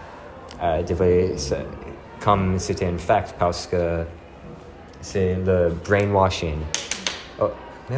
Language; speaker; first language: French; non-native, learner; English